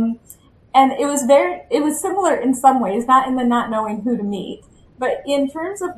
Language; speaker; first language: English; native; English